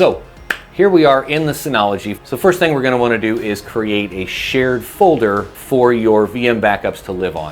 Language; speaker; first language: English; native; English